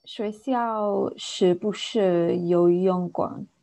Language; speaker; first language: Chinese; non-native, learner; English